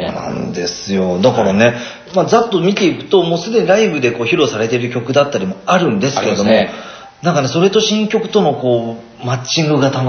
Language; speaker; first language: Japanese; native; Japanese